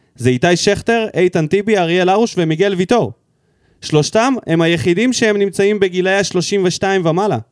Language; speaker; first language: Hebrew; early bilingual, other home language; Russian